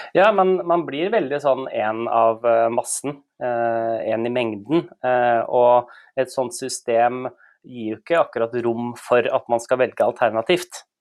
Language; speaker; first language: Norwegian; native; Norwegian